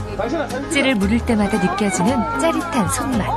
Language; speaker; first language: Korean; native; Korean